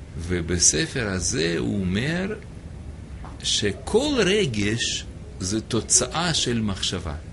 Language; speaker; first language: Hebrew; non-native, fluent; English